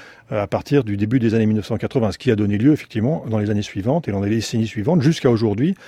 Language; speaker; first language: French; native; French